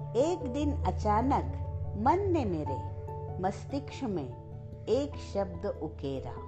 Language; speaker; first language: Hindi; non-native, local second language; Kannada